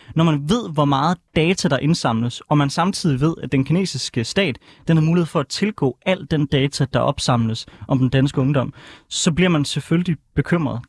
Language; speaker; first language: Danish; native; Danish